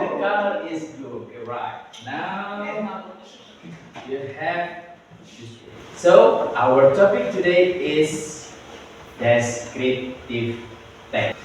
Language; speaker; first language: English; non-native, learner; Indonesian